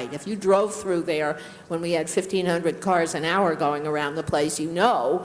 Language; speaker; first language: English; native; English